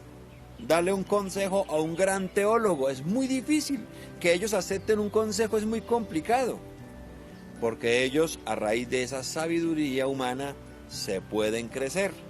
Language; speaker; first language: Spanish; native; Spanish